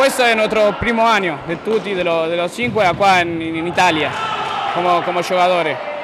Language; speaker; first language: Italian; non-native, learner; Spanish